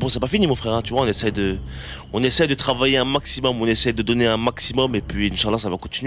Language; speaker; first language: French; native; French